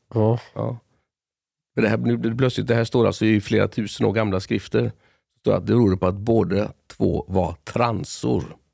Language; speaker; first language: Swedish; native; Swedish